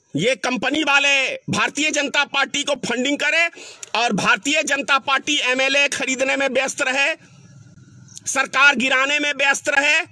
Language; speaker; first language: Hindi; native; Hindi